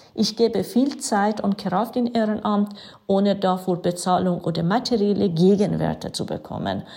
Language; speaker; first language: German; non-native, fluent; Persian